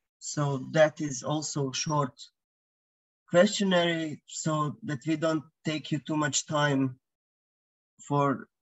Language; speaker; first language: English; non-native, fluent; Croatian